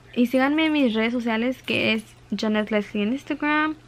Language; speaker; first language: Spanish; early bilingual, heritage; Spanish